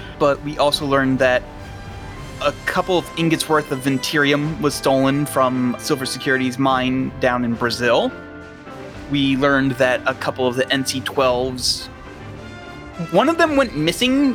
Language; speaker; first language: English; native; English